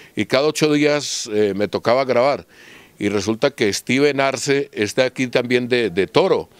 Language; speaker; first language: Spanish; native; Spanish